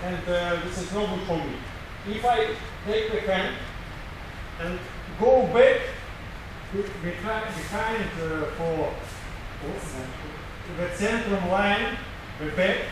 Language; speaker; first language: English; non-native, learner; Russian